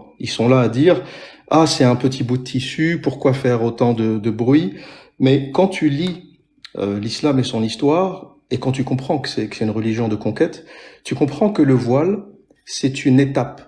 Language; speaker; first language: French; native; French